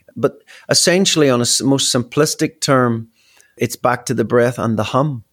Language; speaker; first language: English; native; English